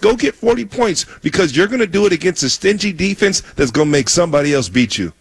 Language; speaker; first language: English; native; English